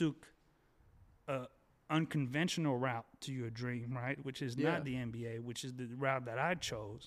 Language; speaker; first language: English; early bilingual, other home language; French